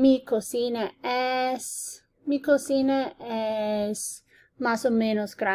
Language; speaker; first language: Spanish; non-native, fluent; English